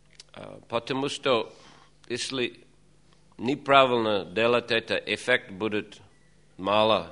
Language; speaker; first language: Russian; non-native, fluent; English